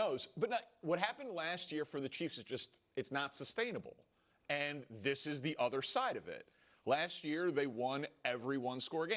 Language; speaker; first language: English; native; English